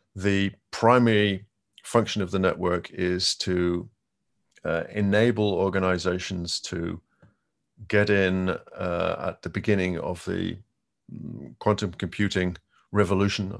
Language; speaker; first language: English; native; English